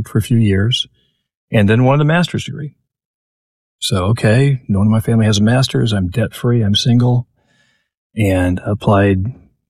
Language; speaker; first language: English; native; English